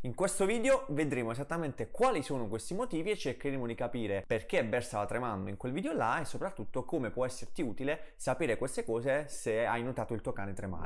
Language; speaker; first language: Italian; native; Italian